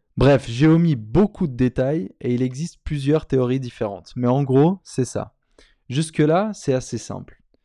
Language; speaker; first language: French; native; French